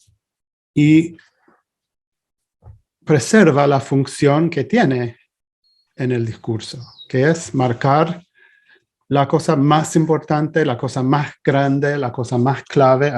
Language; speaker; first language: Spanish; non-native, fluent; English